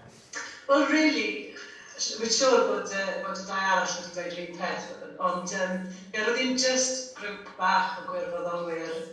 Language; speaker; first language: Welsh; non-native, fluent; English